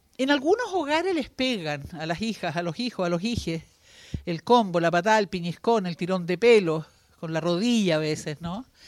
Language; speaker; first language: Spanish; native; Spanish